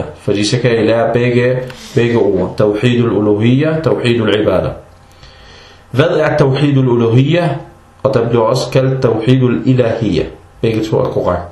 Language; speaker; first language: Danish; non-native, fluent; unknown